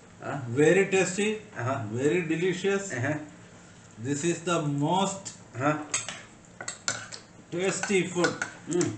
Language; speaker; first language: English; non-native, learner; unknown